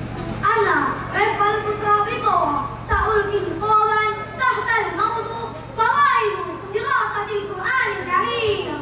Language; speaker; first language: Arabic; non-native, learner; Indonesian